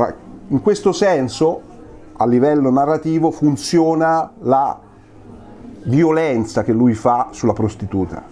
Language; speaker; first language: Italian; native; Italian